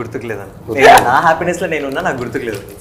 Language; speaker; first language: Telugu; native; Telugu